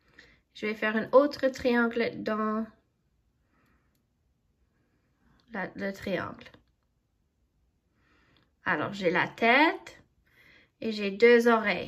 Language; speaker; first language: French; non-native, fluent; English